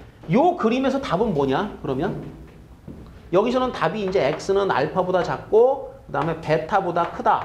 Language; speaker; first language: Korean; native; Korean